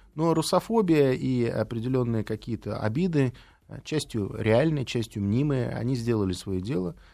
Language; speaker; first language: Russian; native; Russian